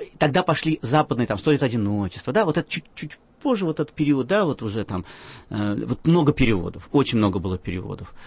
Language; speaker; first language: Russian; early bilingual, other home language; Arabic